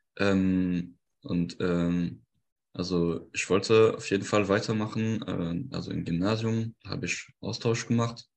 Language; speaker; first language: German; non-native, fluent; French